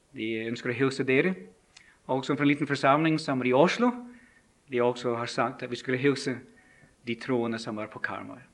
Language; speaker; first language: Norwegian; non-native, fluent; English